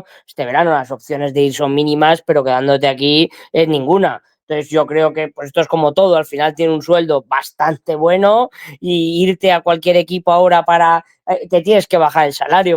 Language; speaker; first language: Spanish; native; Spanish